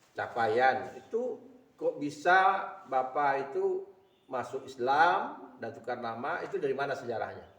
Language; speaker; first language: Indonesian; native; Indonesian